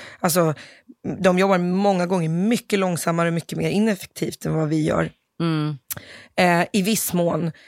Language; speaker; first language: Swedish; early bilingual, other home language; English